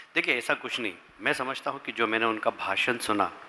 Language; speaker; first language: Hindi; native; Hindi